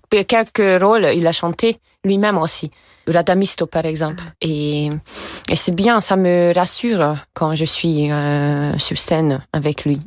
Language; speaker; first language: French; non-native, fluent; Hungarian